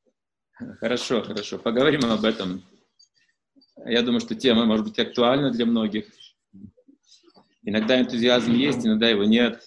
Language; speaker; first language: Russian; native; Russian